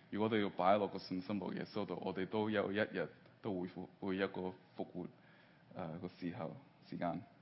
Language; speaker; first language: Cantonese; early bilingual, heritage; Cantonese